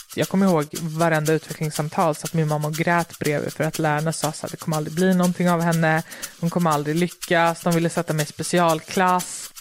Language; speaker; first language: Swedish; native; Swedish